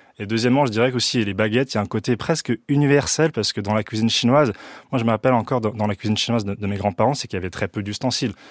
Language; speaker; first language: French; early bilingual, other home language; Chinese